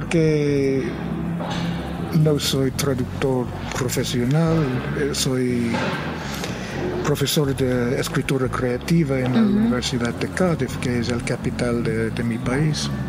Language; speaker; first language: Spanish; non-native, fluent; English